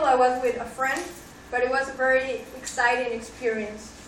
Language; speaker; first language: English; non-native, fluent; Spanish